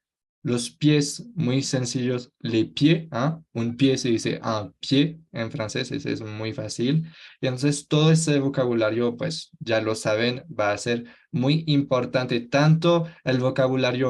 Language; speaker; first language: Spanish; non-native, fluent; French